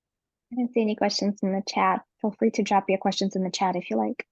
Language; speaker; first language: English; native; English